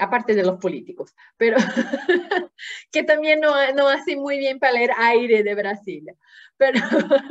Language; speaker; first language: Spanish; non-native, fluent; Portuguese